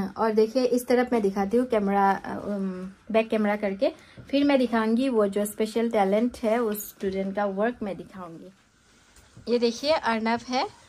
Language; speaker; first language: Hindi; non-native, local second language; Bangla